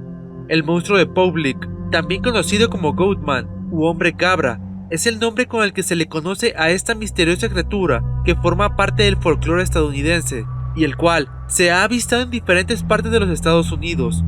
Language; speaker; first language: Spanish; native; Spanish